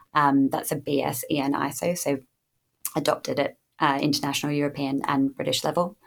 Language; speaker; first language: English; native; English